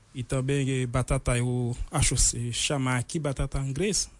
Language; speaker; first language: Portuguese; non-native, learner; Haitian Creole